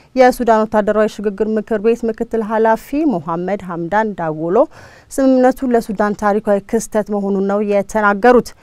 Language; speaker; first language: Amharic; non-native, local second language; Oromo